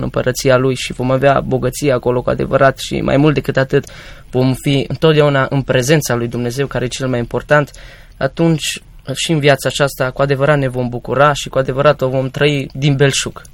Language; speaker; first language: Romanian; native; Romanian